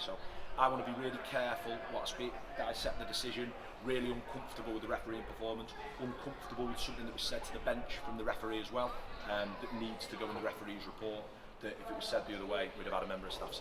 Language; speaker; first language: English; native; English